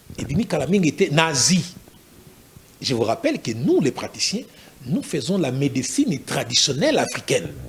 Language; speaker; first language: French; non-native, local second language; Lingala